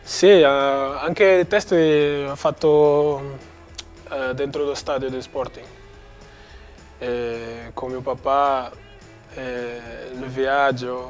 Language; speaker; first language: Italian; non-native, learner; Portuguese